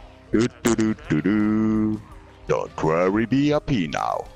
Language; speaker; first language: English; non-native, learner; French